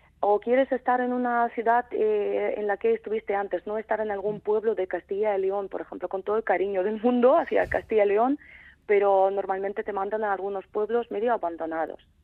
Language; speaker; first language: Spanish; non-native, fluent; Ukrainian